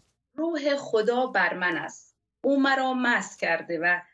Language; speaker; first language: Persian; native; Persian